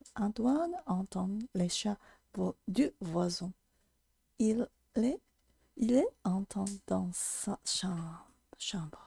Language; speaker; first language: French; non-native, learner; Japanese